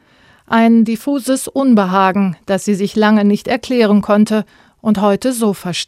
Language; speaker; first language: German; native; German